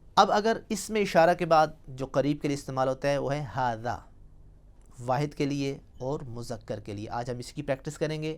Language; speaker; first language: Urdu; non-native, local second language; Punjabi